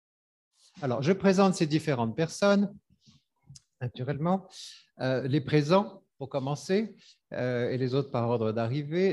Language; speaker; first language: French; native; French